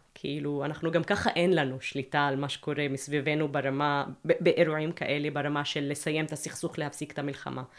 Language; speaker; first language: Hebrew; non-native, local second language; Arabic